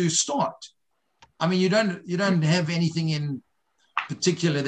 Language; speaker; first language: English; native; English